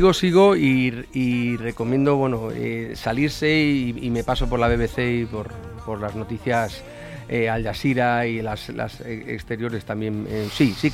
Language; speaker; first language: Spanish; native; Spanish